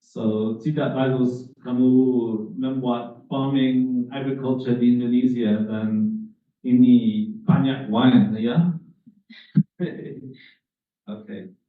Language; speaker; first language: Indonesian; non-native, learner; English